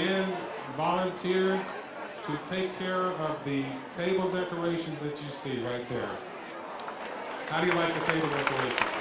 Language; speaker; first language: English; native; English